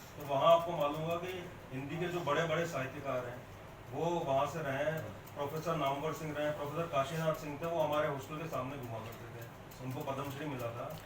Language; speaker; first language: Hindi; native; Hindi